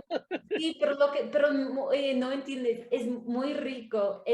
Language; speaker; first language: Spanish; non-native, learner; English